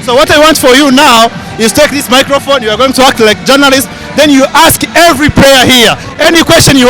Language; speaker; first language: English; non-native, local second language; Kinyarwanda